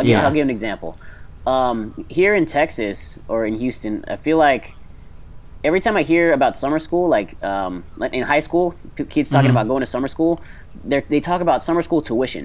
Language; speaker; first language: English; native; English